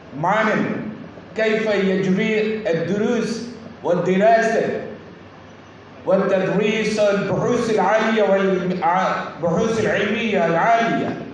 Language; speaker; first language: Arabic; non-native, learner; Bangla